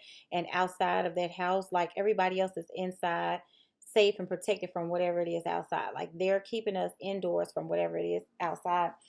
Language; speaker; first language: English; native; English